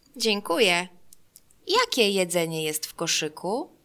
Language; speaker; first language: Polish; non-native, fluent; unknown